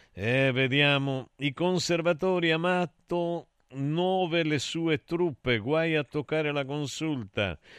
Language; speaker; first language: Italian; native; Italian